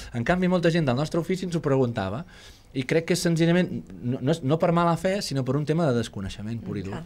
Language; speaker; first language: Catalan; native; Catalan